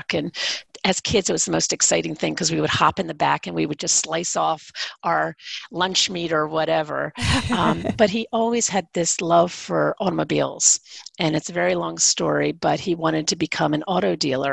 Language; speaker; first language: English; native; English